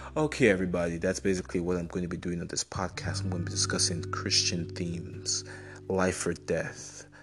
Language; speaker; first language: English; non-native, local second language; Igbo